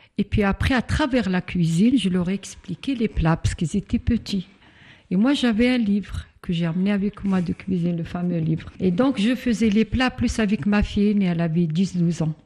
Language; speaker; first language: French; non-native, local second language; Arabic